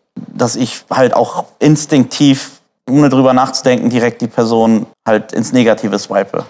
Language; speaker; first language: German; native; German